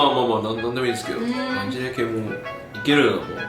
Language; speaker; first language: Japanese; non-native, fluent; Chinese